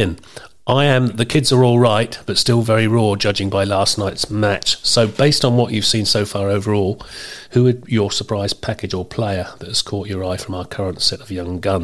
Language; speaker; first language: English; native; English